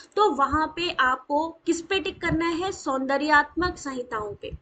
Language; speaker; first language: Hindi; native; Hindi